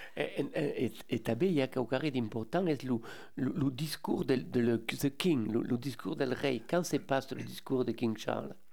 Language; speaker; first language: French; native; French